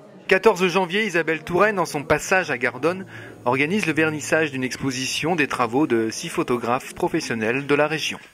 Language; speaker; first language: French; native; French